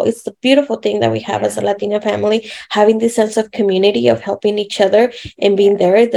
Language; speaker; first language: English; native; English